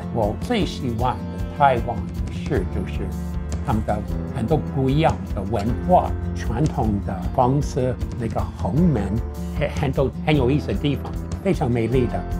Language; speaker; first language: Chinese; non-native, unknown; English